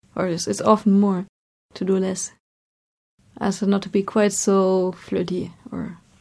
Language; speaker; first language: English; non-native, fluent; German